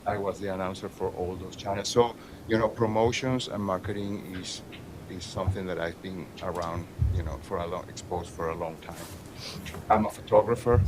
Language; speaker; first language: English; non-native, fluent; Spanish